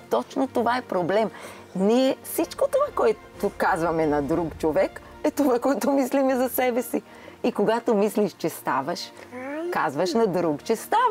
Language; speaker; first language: Bulgarian; non-native, fluent; Hebrew